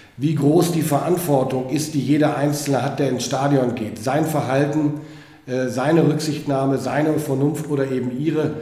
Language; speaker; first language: German; native; German